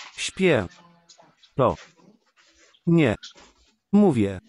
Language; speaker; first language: Polish; non-native, learner; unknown